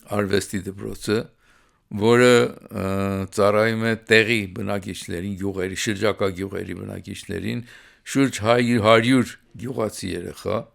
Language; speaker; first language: Armenian; early bilingual, heritage; Armenian